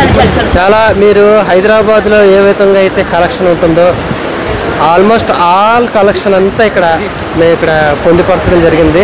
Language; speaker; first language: Telugu; native; Telugu